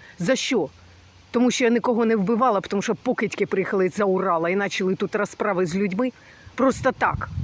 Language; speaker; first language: Ukrainian; early bilingual, other home language; Russian